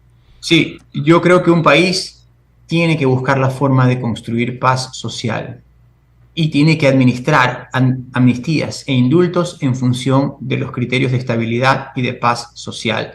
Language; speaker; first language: Spanish; native; Spanish